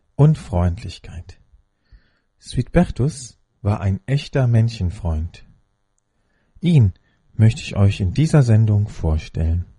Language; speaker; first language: German; native; German